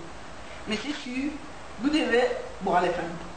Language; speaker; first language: French; non-native, learner; Spanish